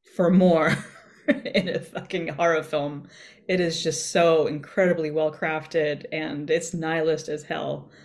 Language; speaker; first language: English; native; English